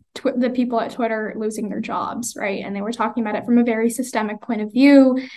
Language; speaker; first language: English; native; English